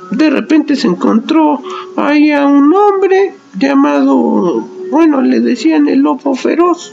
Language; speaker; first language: Spanish; native; Spanish